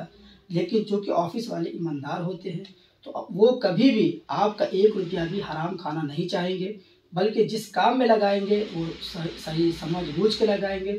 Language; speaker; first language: Hindi; native; Hindi